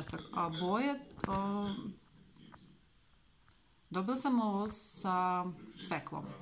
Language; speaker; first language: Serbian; non-native, learner; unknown